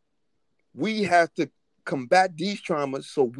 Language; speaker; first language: English; native; English